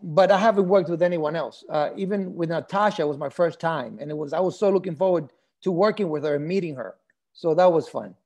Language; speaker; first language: English; early bilingual, other home language; Spanish